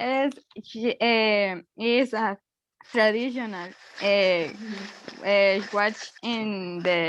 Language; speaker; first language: English; non-native, learner; Spanish